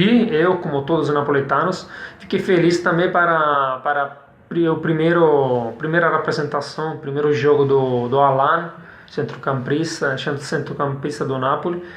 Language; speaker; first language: Portuguese; non-native, fluent; Italian